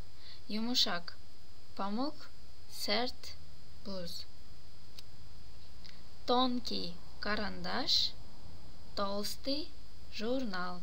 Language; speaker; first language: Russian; non-native, fluent; Turkish